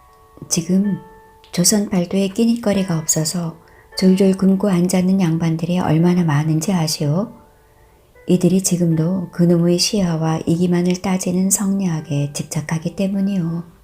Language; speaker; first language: Korean; native; Korean